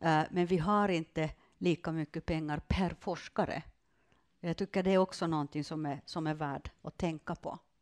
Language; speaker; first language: Swedish; non-native, fluent; Finnish